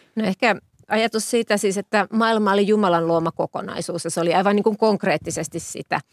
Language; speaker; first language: Finnish; native; Finnish